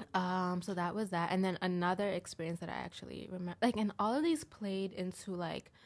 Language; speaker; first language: English; early bilingual, heritage; English